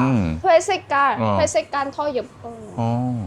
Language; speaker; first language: Korean; non-native, learner; Vietnamese